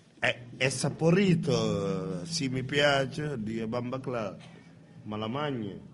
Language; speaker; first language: Italian; non-native, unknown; Wolof